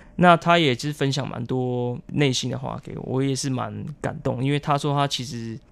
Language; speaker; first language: Chinese; non-native, local second language; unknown